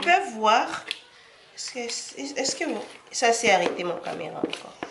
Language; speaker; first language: French; non-native, local second language; Lingala